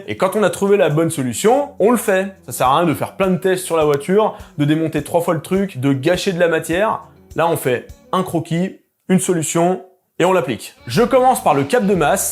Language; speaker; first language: French; native; French